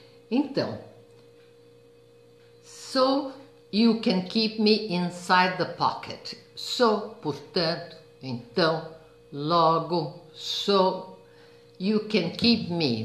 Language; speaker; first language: English; non-native, fluent; Portuguese